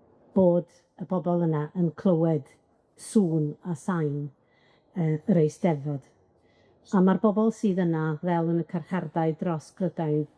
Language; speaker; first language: Welsh; native; Welsh